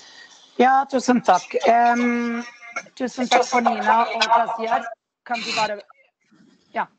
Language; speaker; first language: Norwegian; non-native, fluent; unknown